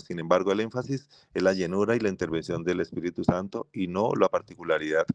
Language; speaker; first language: Spanish; native; Spanish